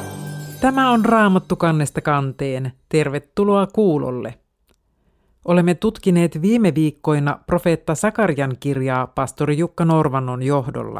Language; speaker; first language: Finnish; native; Finnish